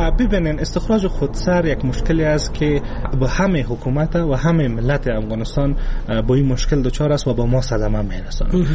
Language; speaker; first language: Persian; non-native, local second language; Pashto